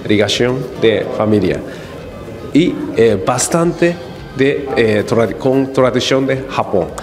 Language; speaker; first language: Spanish; non-native, learner; Japanese